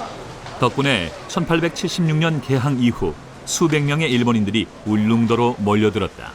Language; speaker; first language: Korean; native; Korean